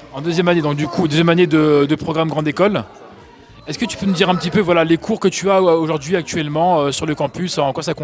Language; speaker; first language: French; native; French